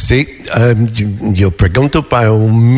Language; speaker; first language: Spanish; non-native, fluent; English